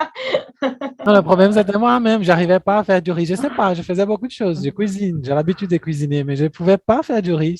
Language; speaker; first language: French; non-native, fluent; Portuguese